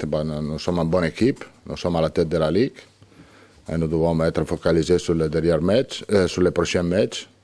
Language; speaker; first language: French; non-native, learner; Italian